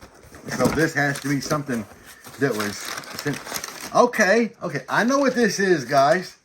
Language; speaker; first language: English; native; English